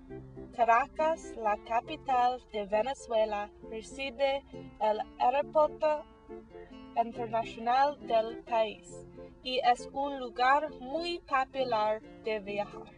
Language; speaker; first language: Spanish; non-native, learner; English